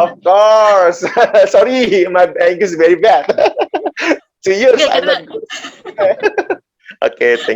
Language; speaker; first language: English; non-native, learner; Indonesian